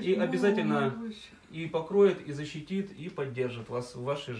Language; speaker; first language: Russian; native; Russian